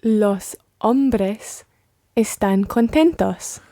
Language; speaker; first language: Spanish; non-native, learner; English